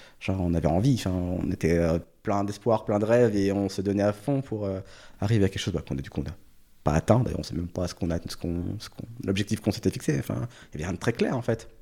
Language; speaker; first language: French; early bilingual, other home language; Portuguese